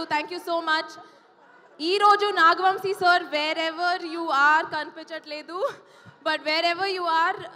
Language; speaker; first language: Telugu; non-native, local second language; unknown